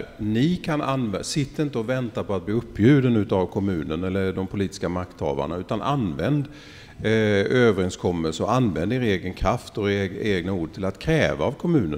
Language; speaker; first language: Swedish; native; Swedish